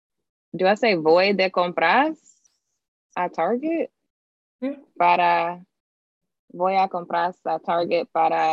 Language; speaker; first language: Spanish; non-native, learner; English